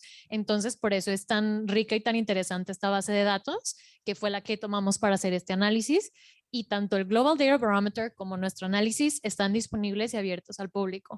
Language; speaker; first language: Spanish; native; Spanish